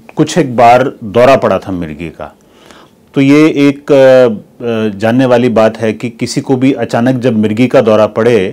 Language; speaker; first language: Hindi; native; Hindi